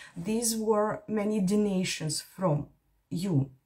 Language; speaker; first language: English; non-native, fluent; Ukrainian